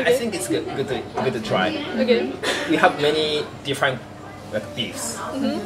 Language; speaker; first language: English; non-native, fluent; Japanese